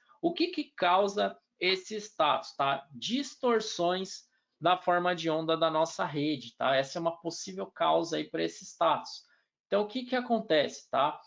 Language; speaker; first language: Portuguese; native; Portuguese